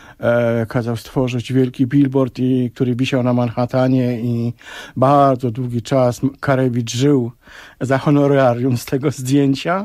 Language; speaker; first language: Polish; native; Polish